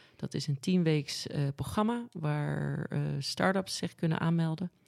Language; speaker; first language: Dutch; native; Dutch